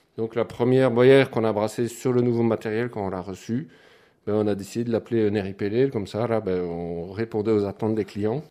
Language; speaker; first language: French; native; French